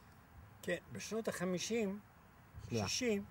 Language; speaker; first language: Hebrew; non-native, fluent; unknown